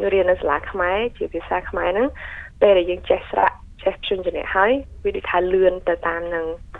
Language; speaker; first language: Khmer; early bilingual, heritage; Khmer